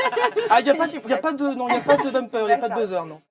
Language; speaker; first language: French; native; French